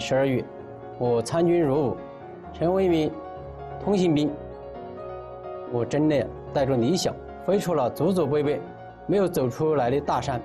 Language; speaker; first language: Chinese; native; Chinese